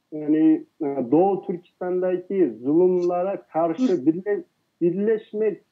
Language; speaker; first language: Turkish; non-native, fluent; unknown